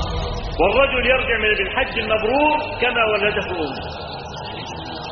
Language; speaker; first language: Arabic; native; Arabic